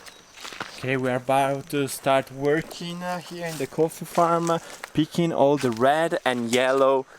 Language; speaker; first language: English; non-native, fluent; Italian